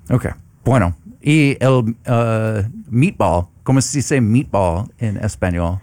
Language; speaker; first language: Spanish; non-native, learner; English